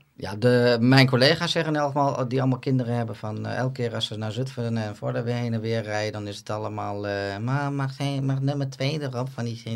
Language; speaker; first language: Dutch; native; Dutch